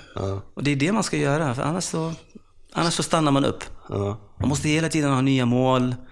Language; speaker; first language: Swedish; early bilingual, other home language; Arabic